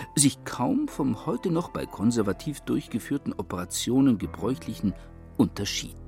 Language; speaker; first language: German; native; German